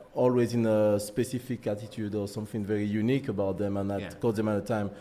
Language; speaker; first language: English; non-native, fluent; French